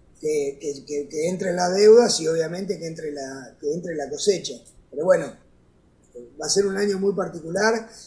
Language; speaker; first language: Spanish; native; Spanish